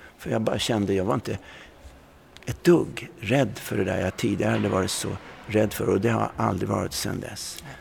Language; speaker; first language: Swedish; native; Swedish